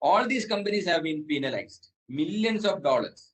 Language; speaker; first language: English; non-native, local second language; Malayalam